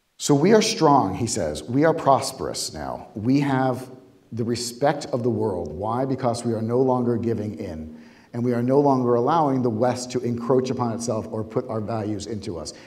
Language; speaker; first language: English; native; English